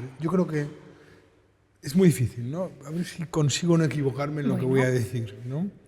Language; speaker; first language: Spanish; native; Spanish